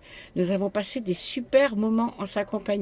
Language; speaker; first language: French; native; French